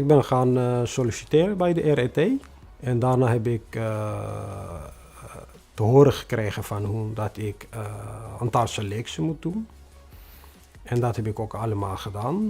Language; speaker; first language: Dutch; non-native, fluent; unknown